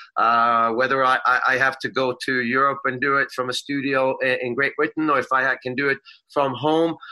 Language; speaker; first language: English; non-native, fluent; Swedish